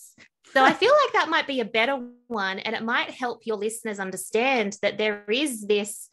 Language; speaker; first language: English; native; English